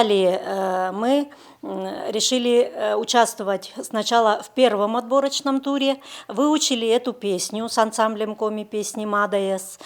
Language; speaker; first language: Russian; native; Russian